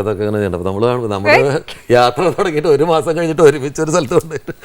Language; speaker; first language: Malayalam; native; Malayalam